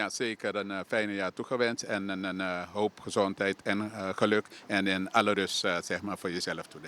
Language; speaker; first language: Dutch; native; Dutch